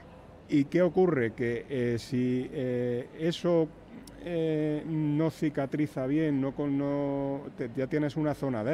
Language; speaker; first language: Spanish; native; Spanish